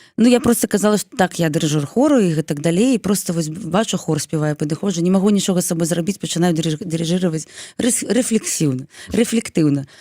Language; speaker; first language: Belarusian; non-native, local second language; Russian